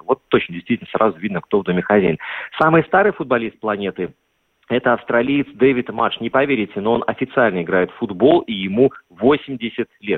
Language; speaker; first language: Russian; native; Russian